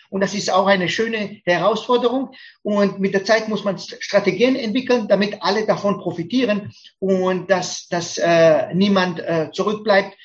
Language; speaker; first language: German; non-native, fluent; Romanian